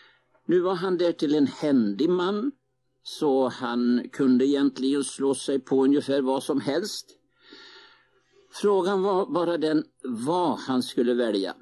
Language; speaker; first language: Swedish; native; Swedish